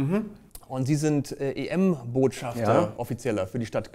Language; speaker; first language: German; native; German